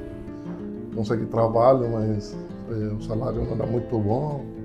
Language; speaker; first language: Portuguese; non-native, fluent; Spanish